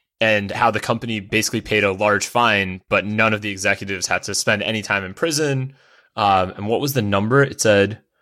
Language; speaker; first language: English; native; English